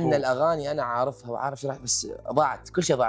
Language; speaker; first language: Arabic; native; Arabic